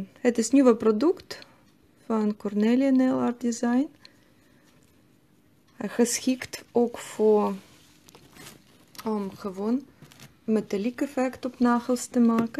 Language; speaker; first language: Dutch; non-native, learner; Russian